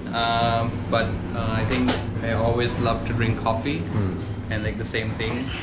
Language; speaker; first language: English; non-native, local second language; Sinhala